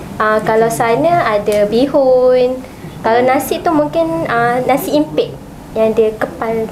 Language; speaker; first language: Malay; native; Malay